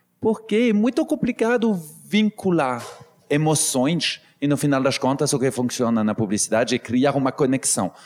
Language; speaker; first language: Portuguese; non-native, fluent; French